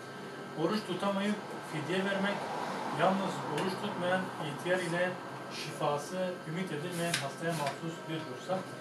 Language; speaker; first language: Turkish; native; Turkish